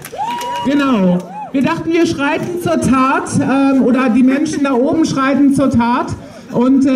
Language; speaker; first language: German; native; German